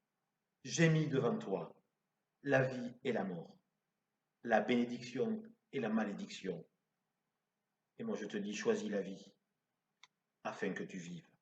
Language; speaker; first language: French; native; French